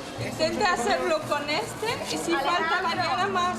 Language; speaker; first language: Spanish; non-native, learner; French